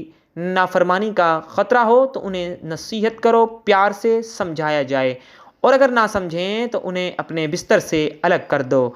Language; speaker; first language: Urdu; native; Urdu